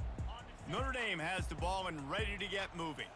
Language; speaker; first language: English; native; English